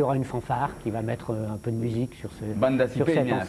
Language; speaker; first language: French; native; French